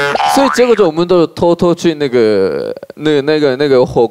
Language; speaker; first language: Chinese; non-native, fluent; Korean